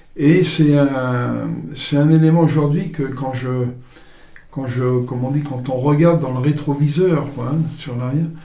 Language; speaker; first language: French; native; French